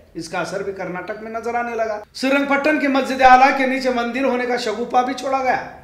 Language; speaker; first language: Hindi; non-native, local second language; Urdu